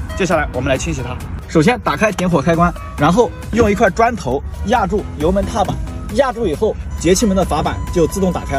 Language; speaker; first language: Chinese; native; Chinese